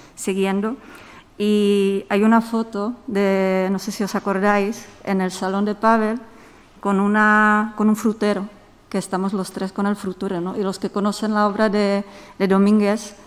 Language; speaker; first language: Spanish; non-native, fluent; Czech